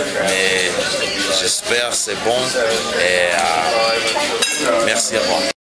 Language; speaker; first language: French; non-native, learner; English